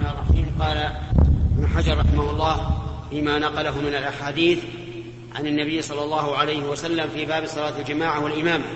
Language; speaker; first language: Arabic; native; Arabic